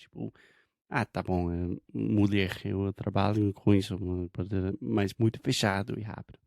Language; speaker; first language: Portuguese; non-native, fluent; English